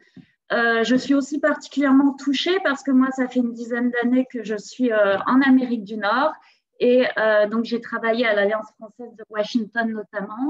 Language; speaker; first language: French; native; French